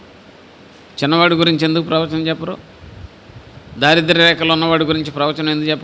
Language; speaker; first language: Telugu; native; Telugu